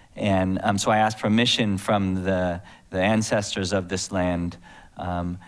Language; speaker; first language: English; native; English